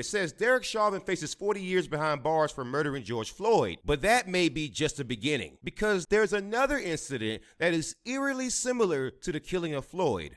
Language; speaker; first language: English; native; English